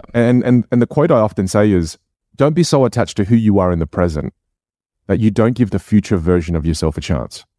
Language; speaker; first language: English; non-native, local second language; Chinese